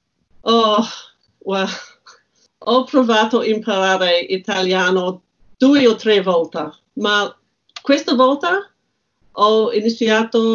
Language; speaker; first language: Italian; non-native, learner; English